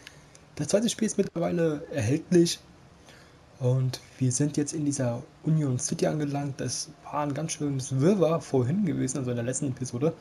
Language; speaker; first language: German; native; German